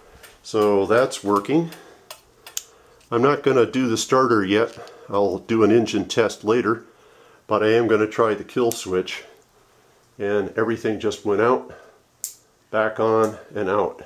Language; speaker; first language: English; native; English